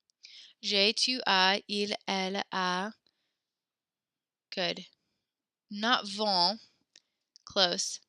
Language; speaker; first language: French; non-native, fluent; English